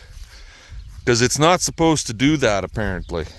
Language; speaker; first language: English; native; English